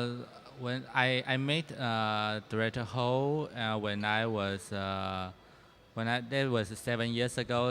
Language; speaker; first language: English; non-native, fluent; Chinese